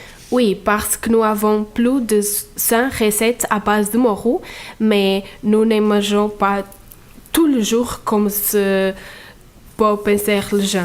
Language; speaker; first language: French; non-native, fluent; Portuguese